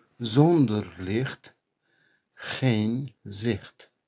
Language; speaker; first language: Dutch; non-native, learner; Turkish